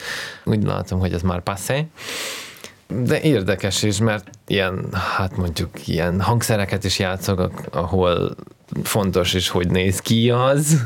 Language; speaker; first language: Hungarian; non-native, fluent; Russian